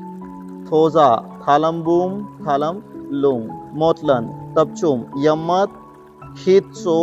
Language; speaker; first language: Vietnamese; non-native, learner; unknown